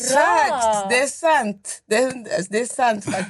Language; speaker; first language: Swedish; non-native, local second language; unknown